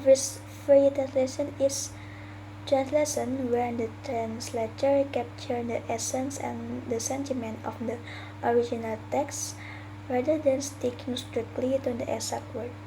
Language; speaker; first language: English; non-native, learner; Indonesian